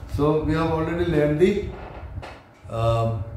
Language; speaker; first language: English; non-native, local second language; Malayalam